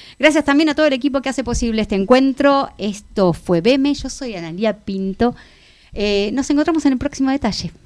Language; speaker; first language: Spanish; native; Spanish